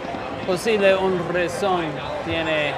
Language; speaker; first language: Spanish; non-native, learner; English